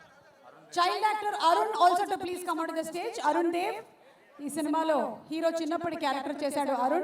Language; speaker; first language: Telugu; native; Telugu